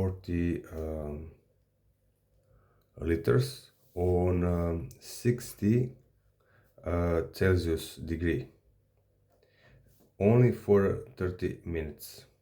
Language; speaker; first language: English; non-native, learner; Serbian